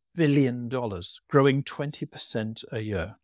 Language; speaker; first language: English; native; English